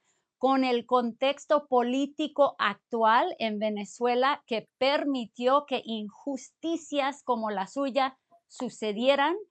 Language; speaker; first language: Spanish; early bilingual, other home language; English